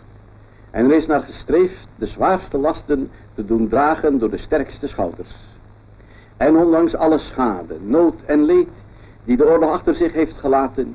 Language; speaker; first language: Dutch; native; Dutch